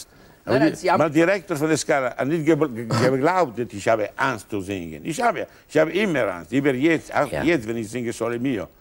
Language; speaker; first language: German; non-native, learner; Italian